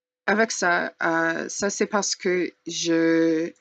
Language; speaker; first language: French; non-native, learner; English